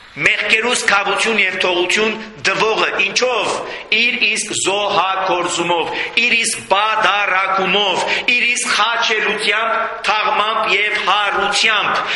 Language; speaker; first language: Armenian; native; Armenian